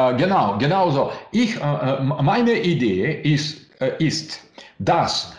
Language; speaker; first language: German; non-native, learner; Russian